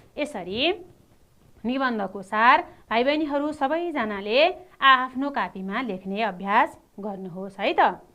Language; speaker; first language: Nepali; native; Nepali